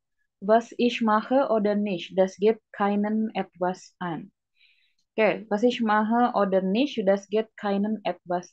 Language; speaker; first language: German; non-native, fluent; Indonesian